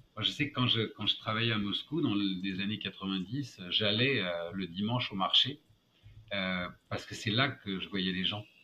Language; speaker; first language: French; native; French